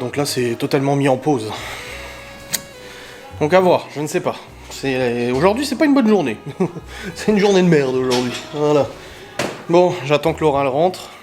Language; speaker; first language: French; native; French